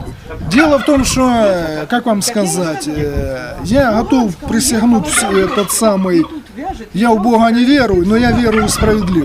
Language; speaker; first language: Russian; native; Russian